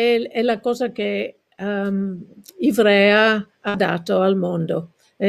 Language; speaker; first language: Italian; non-native, fluent; English